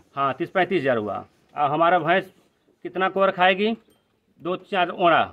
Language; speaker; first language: Hindi; native; Hindi